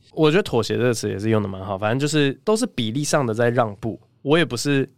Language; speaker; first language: Chinese; native; Chinese